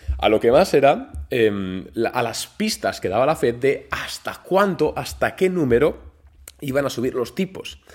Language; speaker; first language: Spanish; native; Spanish